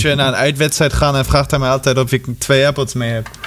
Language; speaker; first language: Dutch; non-native, fluent; German